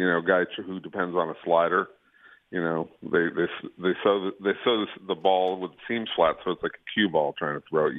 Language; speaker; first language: English; native; English